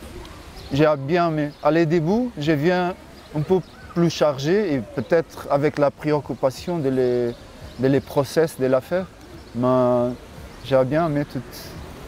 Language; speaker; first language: French; non-native, fluent; Portuguese